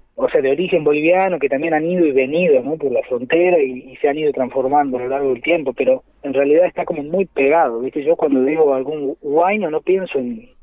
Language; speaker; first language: Spanish; native; Spanish